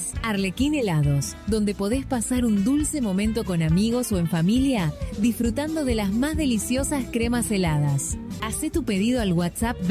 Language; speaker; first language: Spanish; native; Spanish